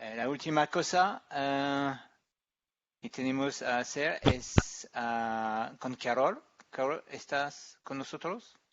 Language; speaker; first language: Spanish; non-native, fluent; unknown